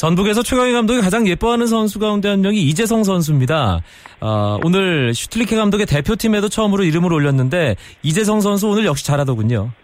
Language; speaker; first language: Korean; native; Korean